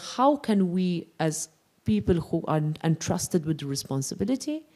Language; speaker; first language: English; non-native, local second language; Maltese